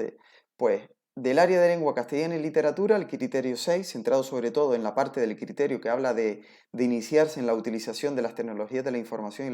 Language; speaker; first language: Spanish; native; Spanish